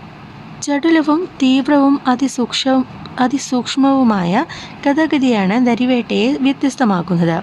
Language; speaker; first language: Malayalam; native; Malayalam